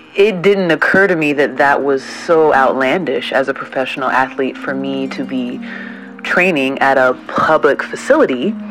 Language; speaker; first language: English; non-native, fluent; Portuguese